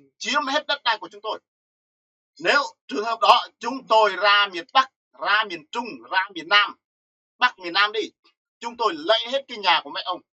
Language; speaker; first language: Vietnamese; non-native, local second language; Jarai